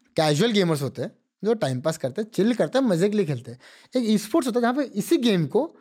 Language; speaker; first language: Hindi; non-native, local second language; Odia